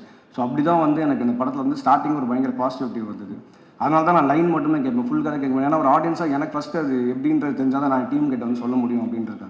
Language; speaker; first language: Tamil; native; Tamil